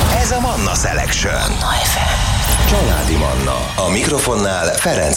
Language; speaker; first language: Hungarian; native; Hungarian